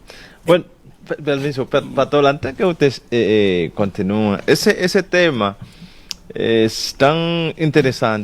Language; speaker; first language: Spanish; non-native, fluent; Haitian Creole